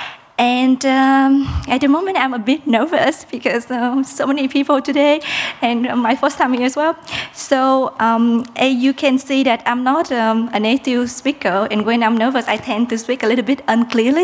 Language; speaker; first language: English; non-native, fluent; Vietnamese